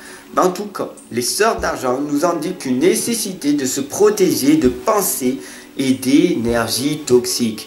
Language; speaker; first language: French; native; French